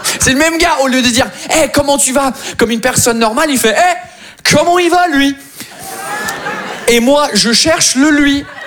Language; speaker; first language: French; non-native, fluent; English